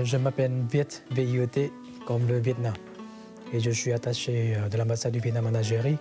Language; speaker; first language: French; non-native, fluent; Vietnamese